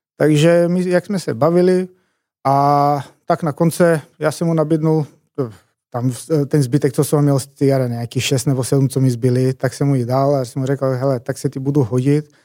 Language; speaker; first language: Czech; non-native, fluent; Macedonian